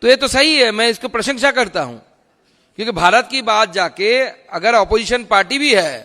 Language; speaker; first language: Hindi; non-native, local second language; Bangla